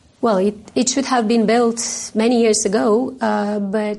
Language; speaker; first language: English; non-native, fluent; Romanian